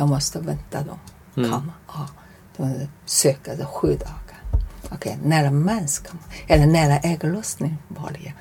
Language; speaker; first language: Swedish; non-native, learner; Chinese